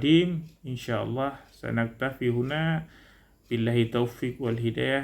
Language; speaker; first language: Arabic; non-native, learner; Indonesian